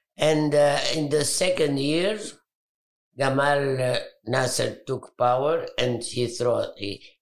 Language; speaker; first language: English; non-native, fluent; Arabic